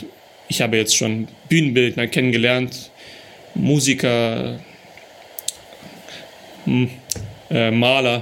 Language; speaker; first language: German; early bilingual, other home language; Russian